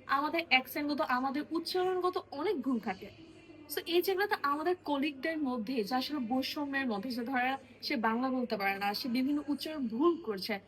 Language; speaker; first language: Bangla; non-native, local second language; Marma